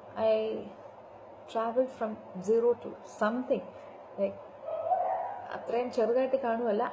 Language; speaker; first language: English; non-native, local second language; Malayalam